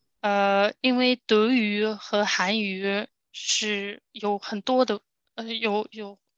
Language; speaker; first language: Chinese; non-native, learner; German